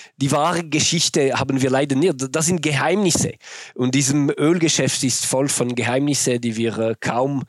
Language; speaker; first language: German; non-native, local second language; French